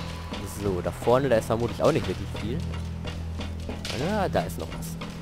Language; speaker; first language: German; native; German